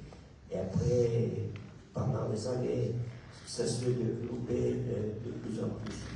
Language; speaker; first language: French; non-native, local second language; Italian